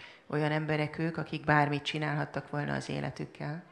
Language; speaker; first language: Hungarian; native; Hungarian